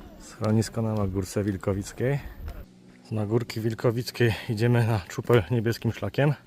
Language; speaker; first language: Polish; native; Polish